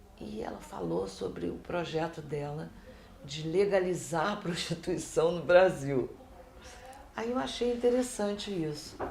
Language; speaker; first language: Portuguese; native; Portuguese